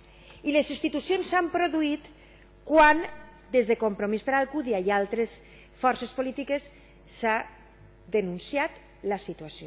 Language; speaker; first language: Catalan; native; Catalan